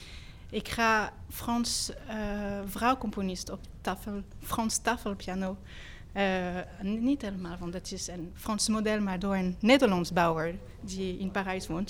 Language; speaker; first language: Dutch; non-native, fluent; French